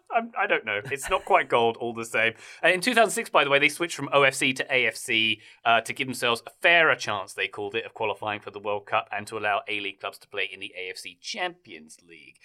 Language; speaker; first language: English; native; English